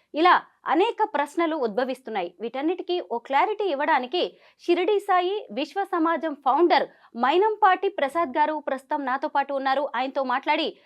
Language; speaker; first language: Telugu; native; Telugu